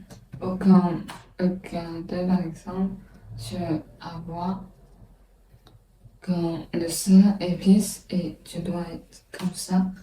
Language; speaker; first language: French; non-native, learner; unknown